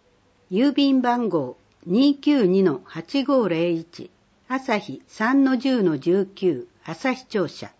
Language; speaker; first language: Japanese; native; Japanese